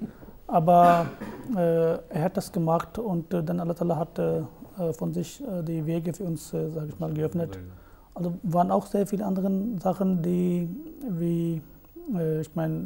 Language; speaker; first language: German; non-native, fluent; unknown